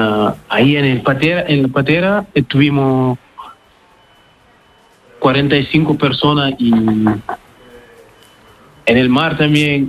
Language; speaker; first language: Spanish; non-native, learner; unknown